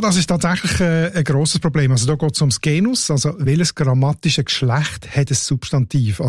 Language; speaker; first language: German; native; German